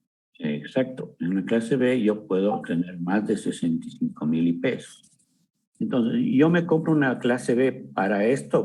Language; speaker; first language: Spanish; native; Spanish